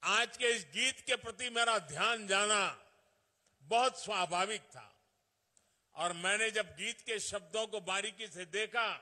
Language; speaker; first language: Hindi; non-native, local second language; Gujarati